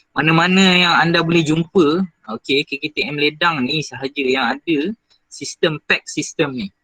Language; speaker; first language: Malay; native; Malay